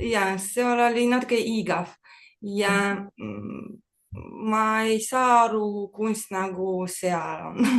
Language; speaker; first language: Estonian; non-native, learner; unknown